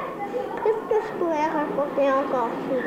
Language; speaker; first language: French; early bilingual, heritage; Spanish